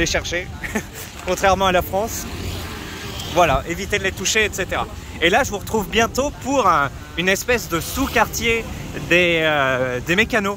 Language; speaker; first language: French; native; French